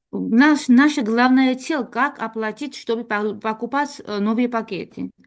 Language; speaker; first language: Russian; non-native, learner; Georgian